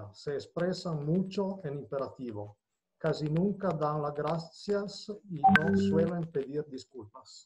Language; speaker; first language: Spanish; non-native, learner; Italian